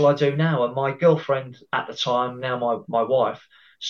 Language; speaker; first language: English; native; English